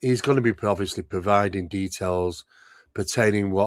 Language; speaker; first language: English; native; English